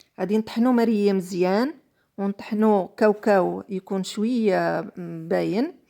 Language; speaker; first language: Arabic; native; Arabic